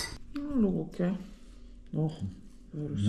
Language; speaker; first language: English; non-native, learner; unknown